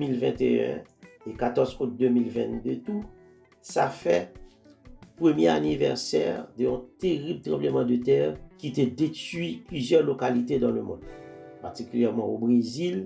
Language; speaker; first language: French; non-native, local second language; Haitian Creole